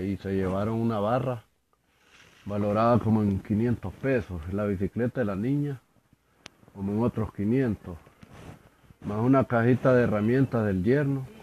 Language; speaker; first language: Spanish; native; Spanish